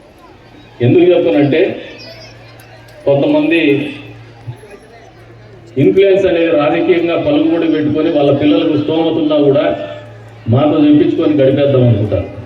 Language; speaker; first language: Telugu; native; Telugu